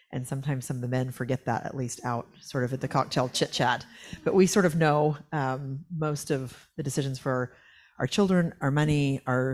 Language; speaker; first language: English; native; English